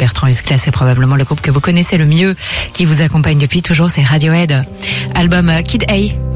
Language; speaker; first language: French; native; French